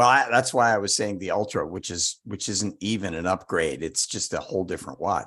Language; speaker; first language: English; native; English